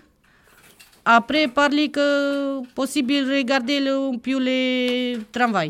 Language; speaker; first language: French; non-native, learner; Romanian